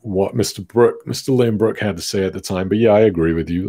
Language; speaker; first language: English; native; English